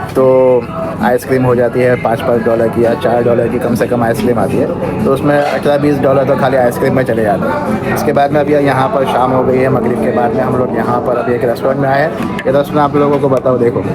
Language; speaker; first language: Hindi; native; Hindi